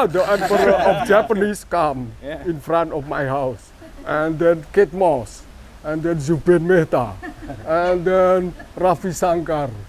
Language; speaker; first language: English; non-native, learner; Indonesian